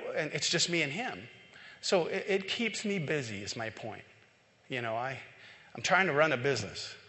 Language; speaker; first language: English; non-native, local second language; Filipino